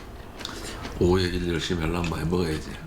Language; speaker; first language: Korean; native; Korean